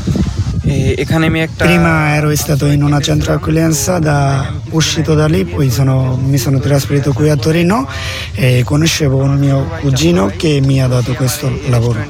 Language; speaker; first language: Italian; non-native, learner; Bangla